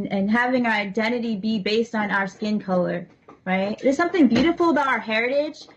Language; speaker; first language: English; native; English